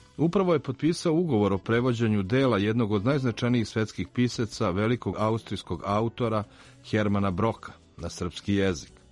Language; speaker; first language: Serbian; native; Serbian